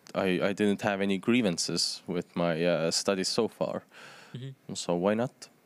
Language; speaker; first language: English; non-native, fluent; Estonian